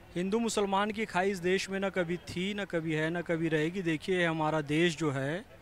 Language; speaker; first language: Hindi; native; Hindi